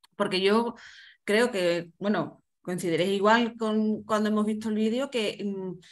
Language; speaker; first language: Spanish; native; Spanish